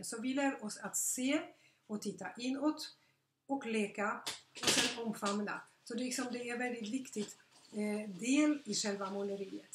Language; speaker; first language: Swedish; non-native, fluent; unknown